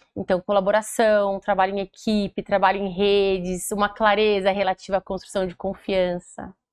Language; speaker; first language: Portuguese; native; Portuguese